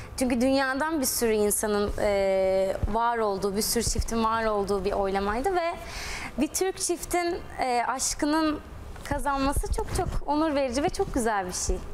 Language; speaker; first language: Turkish; native; Turkish